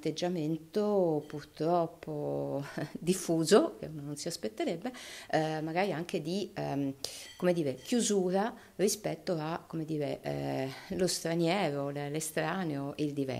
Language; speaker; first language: Italian; native; Italian